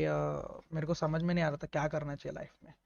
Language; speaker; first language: Hindi; native; Hindi